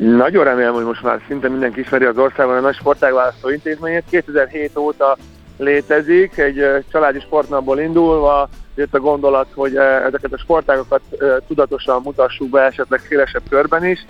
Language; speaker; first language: Hungarian; native; Hungarian